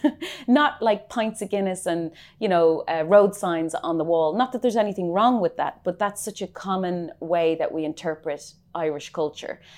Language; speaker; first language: English; native; English